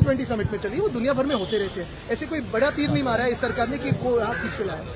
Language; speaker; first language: Hindi; non-native, local second language; Marathi